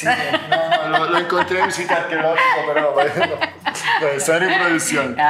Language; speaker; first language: Spanish; non-native, fluent; Italian